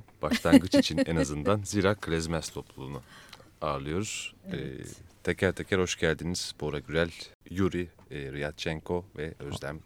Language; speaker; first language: Turkish; native; Turkish